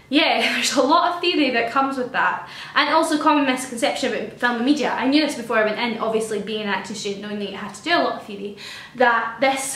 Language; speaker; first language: English; native; English